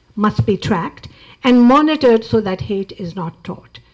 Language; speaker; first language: English; non-native, local second language; Urdu